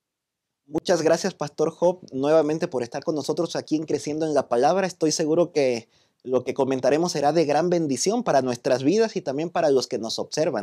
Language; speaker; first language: Spanish; native; Spanish